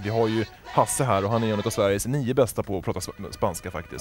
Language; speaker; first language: Swedish; native; Swedish